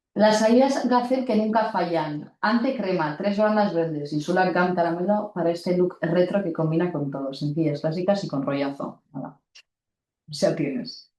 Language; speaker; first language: Spanish; non-native, local second language; Basque